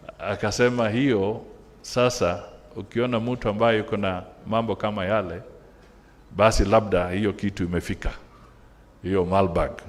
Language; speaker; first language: Swahili; non-native, local second language; Luyia